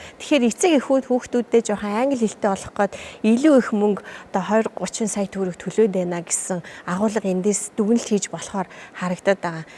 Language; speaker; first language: Mongolian; native; Mongolian